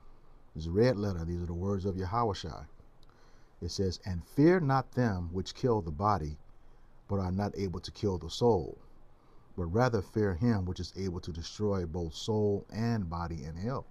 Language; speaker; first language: English; native; English